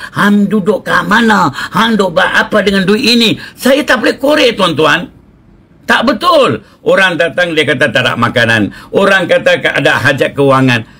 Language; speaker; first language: Malay; non-native, local second language; Tamil